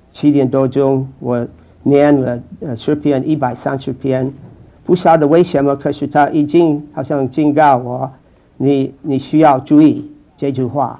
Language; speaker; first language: Chinese; non-native, fluent; English